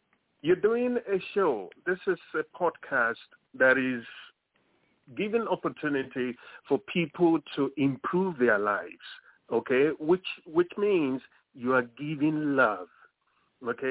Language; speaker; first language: English; non-native, local second language; Yoruba